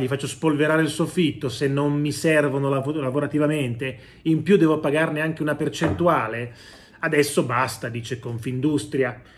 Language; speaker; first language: Italian; native; Italian